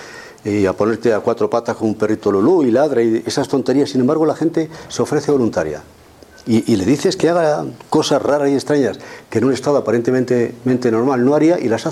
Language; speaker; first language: Spanish; native; Spanish